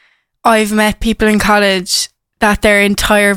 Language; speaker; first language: English; native; English